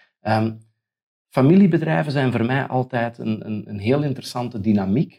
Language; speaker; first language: Dutch; native; Dutch